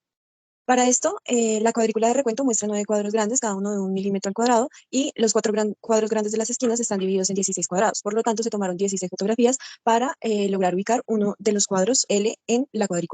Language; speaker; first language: Spanish; native; Spanish